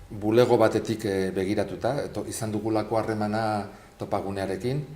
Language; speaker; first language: Basque; non-native, local second language; Spanish